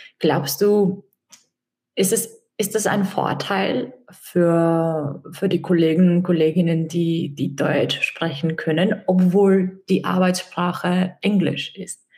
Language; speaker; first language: German; non-native, fluent; Czech